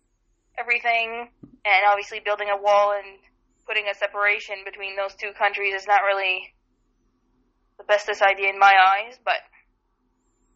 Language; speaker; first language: English; non-native, fluent; French